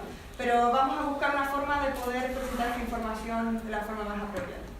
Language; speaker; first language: Spanish; native; Spanish